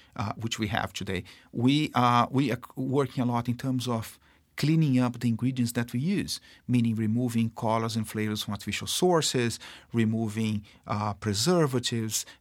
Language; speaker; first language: English; non-native, fluent; Portuguese